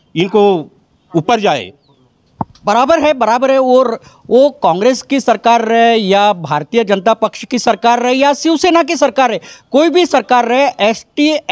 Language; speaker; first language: Hindi; non-native, local second language; Marathi